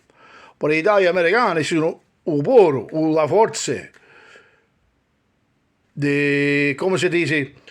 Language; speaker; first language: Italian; early bilingual, heritage; English